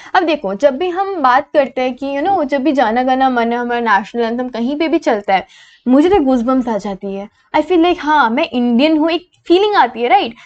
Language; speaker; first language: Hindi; non-native, local second language; Assamese